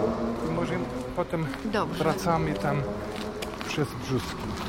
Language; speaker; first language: Polish; non-native, fluent; German